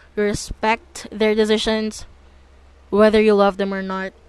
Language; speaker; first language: English; non-native, local second language; Filipino